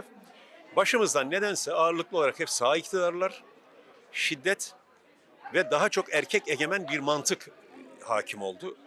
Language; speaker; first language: Turkish; native; Turkish